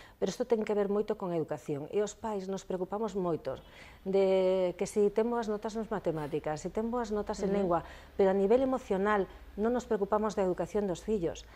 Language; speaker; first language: Galician; non-native, local second language; Spanish